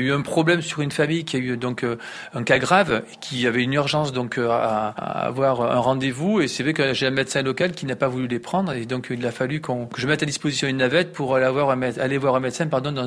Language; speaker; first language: French; native; French